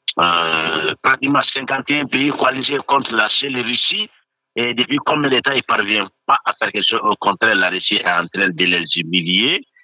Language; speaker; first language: French; non-native, local second language; Bambara